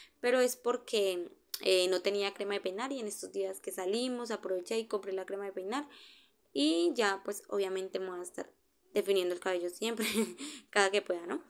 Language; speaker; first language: Spanish; native; Spanish